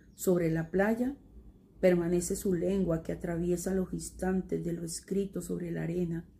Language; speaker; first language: Spanish; native; Spanish